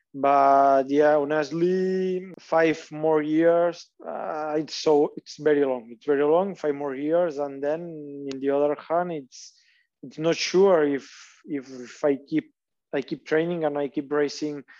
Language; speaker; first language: English; non-native, learner; Catalan